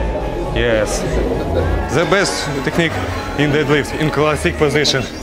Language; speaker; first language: English; non-native, learner; Russian